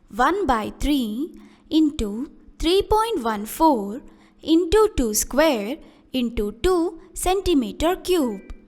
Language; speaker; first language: English; non-native, local second language; Kannada